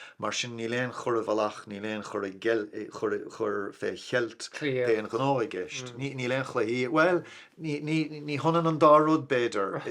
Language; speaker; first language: Irish; non-native, local second language; English